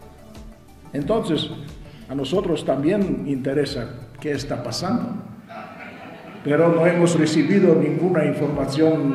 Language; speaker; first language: Spanish; non-native, fluent; Russian